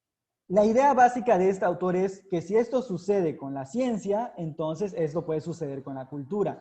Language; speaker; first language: Spanish; native; Spanish